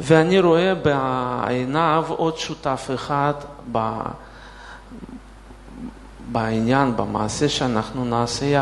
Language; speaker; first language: Hebrew; non-native, fluent; Russian